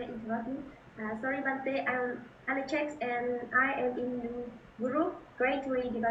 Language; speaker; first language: English; non-native, fluent; Vietnamese